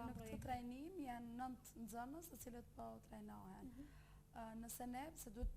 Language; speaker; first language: Albanian; native; Albanian